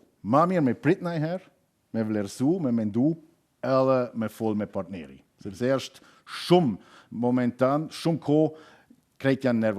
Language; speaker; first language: Albanian; non-native, learner; German